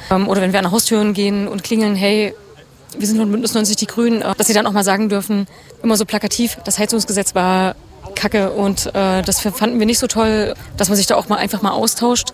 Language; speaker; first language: German; native; German